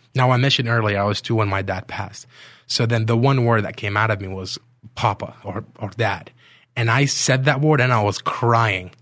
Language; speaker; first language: English; non-native, fluent; Arabic